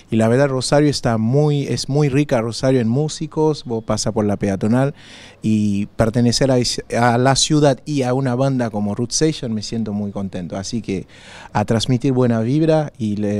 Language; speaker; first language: Spanish; non-native, fluent; Haitian Creole